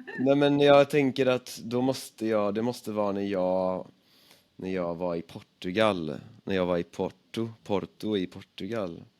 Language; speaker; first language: Swedish; native; Swedish